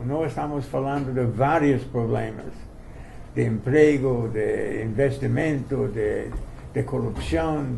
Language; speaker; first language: Portuguese; non-native, fluent; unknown